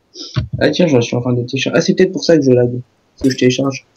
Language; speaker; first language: French; native; French